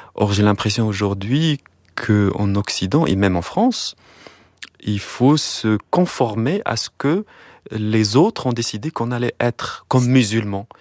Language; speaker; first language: French; non-native, local second language; Arabic